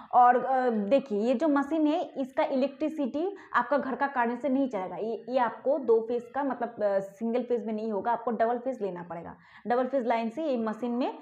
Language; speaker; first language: Hindi; non-native, local second language; Bangla